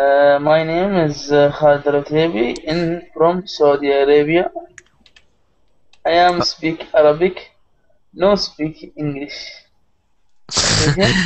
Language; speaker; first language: English; non-native, learner; Arabic